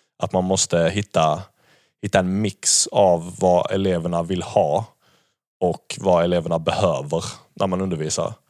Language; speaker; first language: Swedish; native; Swedish